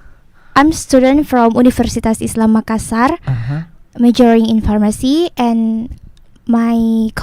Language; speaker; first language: English; non-native, learner; Indonesian